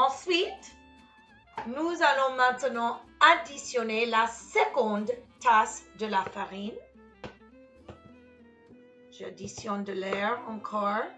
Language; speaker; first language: French; non-native, fluent; English